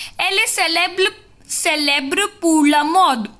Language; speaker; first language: French; non-native, learner; Hindi